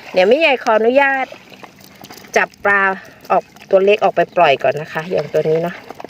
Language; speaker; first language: Thai; non-native, local second language; Northeastern Thai